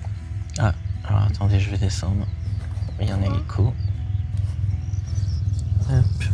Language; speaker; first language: French; native; French